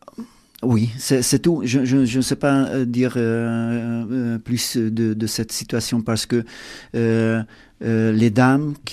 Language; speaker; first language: French; non-native, learner; Hungarian